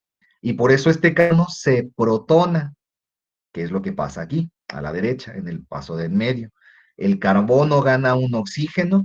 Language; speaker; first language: Spanish; native; Spanish